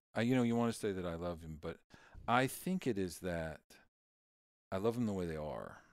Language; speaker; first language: English; native; English